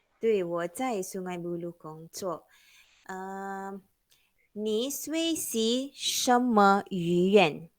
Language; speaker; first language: Chinese; non-native, local second language; Malay